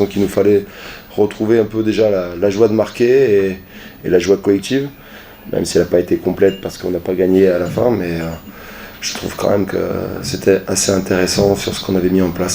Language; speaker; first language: French; native; French